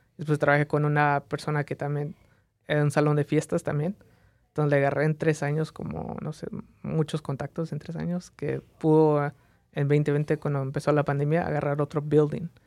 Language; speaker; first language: Spanish; early bilingual, heritage; Spanish